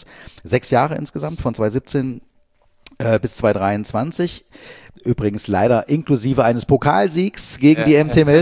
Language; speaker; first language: German; native; German